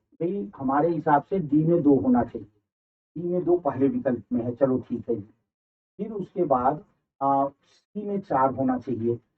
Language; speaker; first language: Hindi; native; Hindi